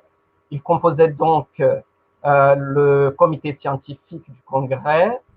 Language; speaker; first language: French; non-native, fluent; Portuguese